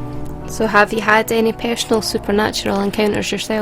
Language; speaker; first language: English; native; English